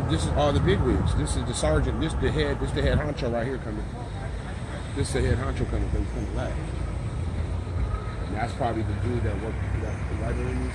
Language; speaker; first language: English; native; English